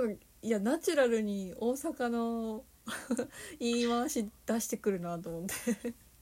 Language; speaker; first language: Japanese; native; Japanese